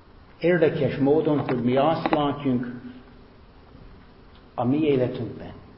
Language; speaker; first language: Hungarian; non-native, fluent; English